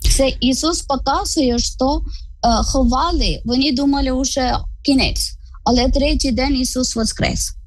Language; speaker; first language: Ukrainian; non-native, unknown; Malayalam